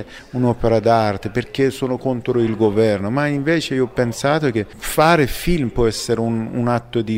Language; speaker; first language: Italian; non-native, fluent; Persian